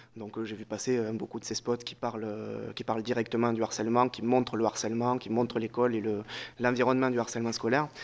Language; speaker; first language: French; native; French